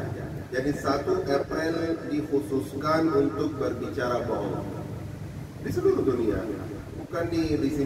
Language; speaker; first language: Indonesian; non-native, fluent; Urdu